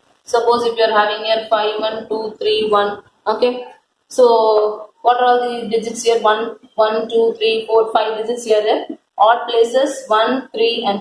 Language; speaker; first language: English; non-native, local second language; Tamil